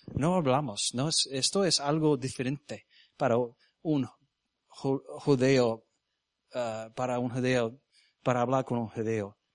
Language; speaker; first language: Spanish; early bilingual, heritage; Spanish